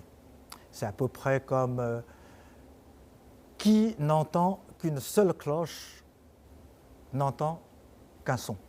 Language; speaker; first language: French; non-native, fluent; Chinese